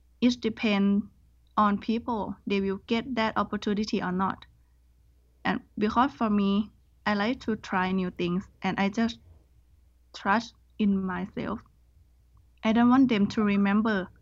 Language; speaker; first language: English; non-native, learner; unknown